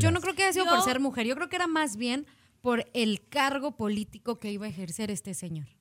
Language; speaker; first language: Spanish; native; Spanish